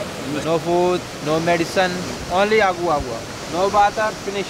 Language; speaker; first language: English; non-native, learner; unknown